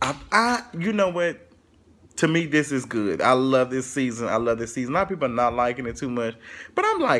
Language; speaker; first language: English; native; English